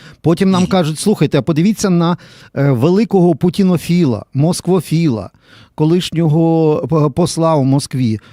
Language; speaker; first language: Ukrainian; native; Ukrainian